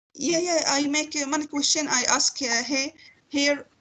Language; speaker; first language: English; non-native, learner; Arabic